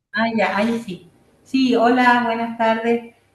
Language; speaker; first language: Spanish; native; Spanish